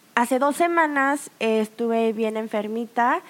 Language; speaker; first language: Spanish; non-native, fluent; Korean